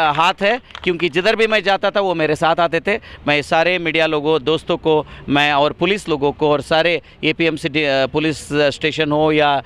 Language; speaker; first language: Hindi; non-native, local second language; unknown